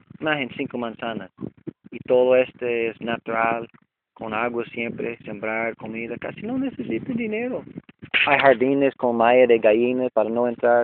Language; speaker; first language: Spanish; non-native, learner; English